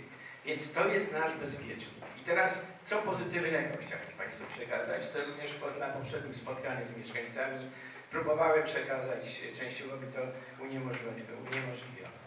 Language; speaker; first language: Polish; native; Polish